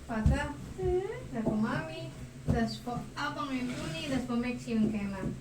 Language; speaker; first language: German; non-native, learner; Indonesian